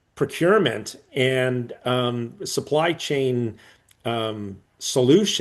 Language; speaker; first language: English; native; English